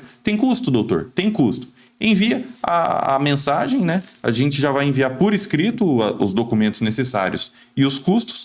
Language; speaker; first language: Portuguese; native; Portuguese